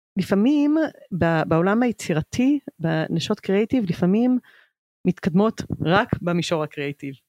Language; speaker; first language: Hebrew; early bilingual, other home language; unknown